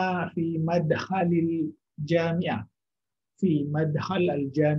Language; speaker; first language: Arabic; non-native, fluent; Indonesian